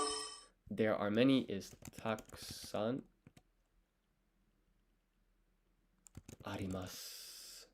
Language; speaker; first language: Japanese; non-native, learner; English